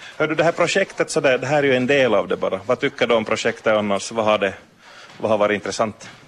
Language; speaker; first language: Swedish; native; Swedish